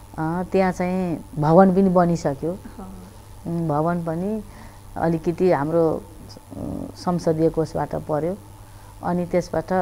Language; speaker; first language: Nepali; native; Nepali